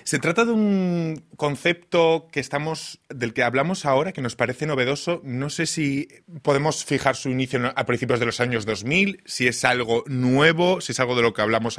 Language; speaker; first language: Spanish; native; Spanish